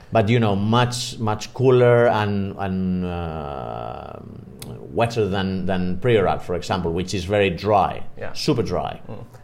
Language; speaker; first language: English; non-native, fluent; Spanish